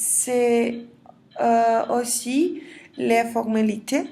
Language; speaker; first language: French; non-native, learner; Spanish